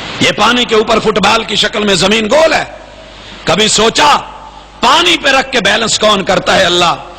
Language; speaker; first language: Urdu; non-native, local second language; Punjabi